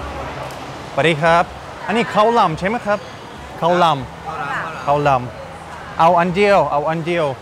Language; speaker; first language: Thai; non-native, learner; Russian